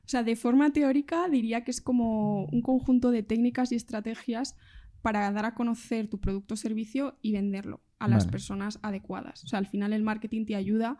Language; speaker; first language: Spanish; native; Spanish